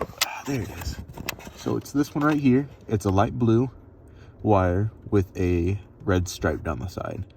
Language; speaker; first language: English; native; English